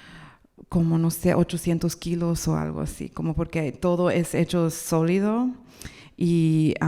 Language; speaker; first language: Spanish; non-native, learner; English